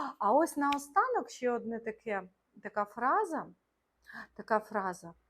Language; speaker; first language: Ukrainian; non-native, local second language; Russian